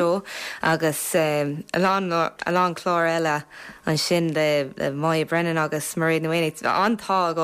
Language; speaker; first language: Irish; non-native, local second language; English